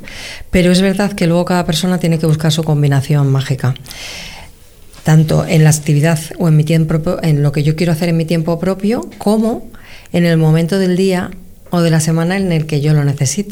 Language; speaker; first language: Spanish; native; Spanish